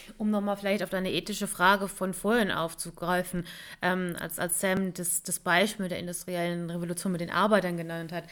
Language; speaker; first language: German; native; German